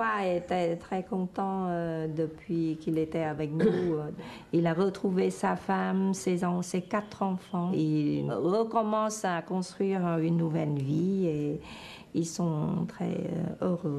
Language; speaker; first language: French; non-native, fluent; Vietnamese